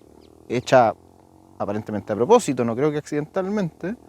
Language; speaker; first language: Spanish; native; Spanish